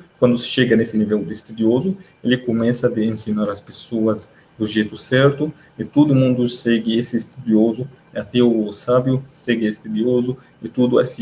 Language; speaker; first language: Portuguese; non-native, learner; Arabic